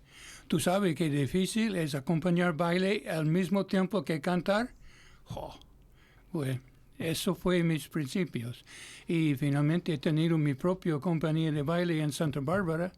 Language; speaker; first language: Spanish; non-native, fluent; English